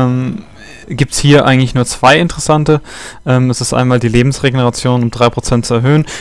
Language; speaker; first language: German; native; German